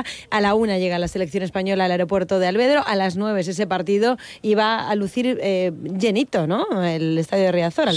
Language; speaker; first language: Spanish; native; Spanish